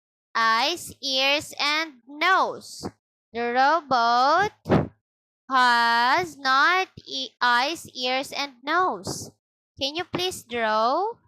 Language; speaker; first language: English; non-native, local second language; Filipino